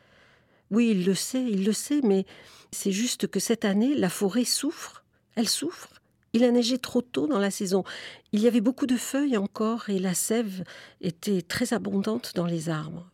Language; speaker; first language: French; native; French